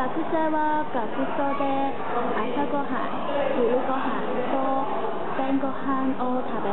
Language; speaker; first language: Japanese; non-native, learner; Cantonese